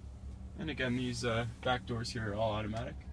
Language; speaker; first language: English; native; English